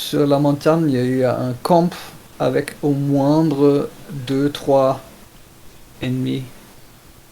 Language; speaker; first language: French; non-native, learner; German